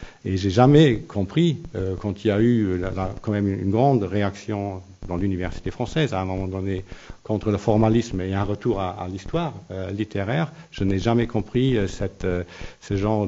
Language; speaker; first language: French; non-native, local second language; Luxembourgish